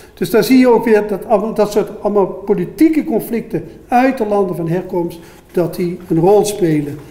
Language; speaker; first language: Dutch; native; Dutch